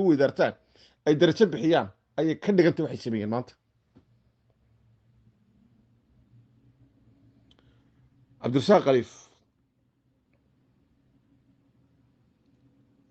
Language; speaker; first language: Somali; native; Somali